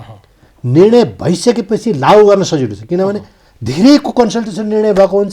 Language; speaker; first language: Nepali; native; Nepali